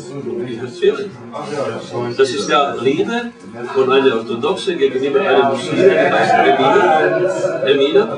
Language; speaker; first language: German; non-native, learner; Croatian